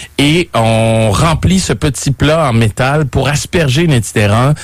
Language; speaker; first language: French; native; French